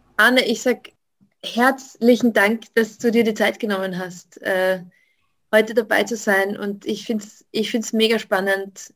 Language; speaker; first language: German; native; German